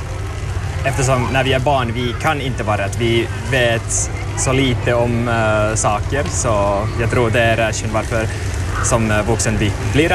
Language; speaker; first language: Swedish; non-native, local second language; Finnish